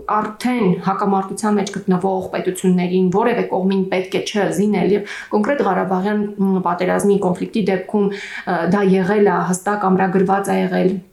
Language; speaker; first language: Armenian; native; Armenian